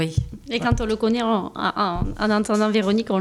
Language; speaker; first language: French; native; French